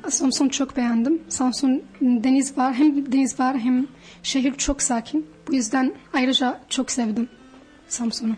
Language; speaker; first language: Turkish; non-native, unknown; Arabic